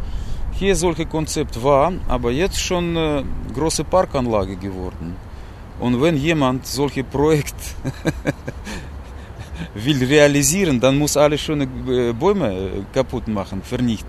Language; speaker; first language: German; non-native, learner; Russian